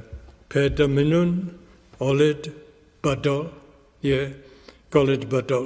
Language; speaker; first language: Welsh; native; Welsh